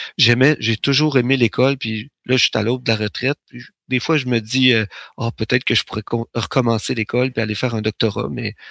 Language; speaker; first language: French; native; French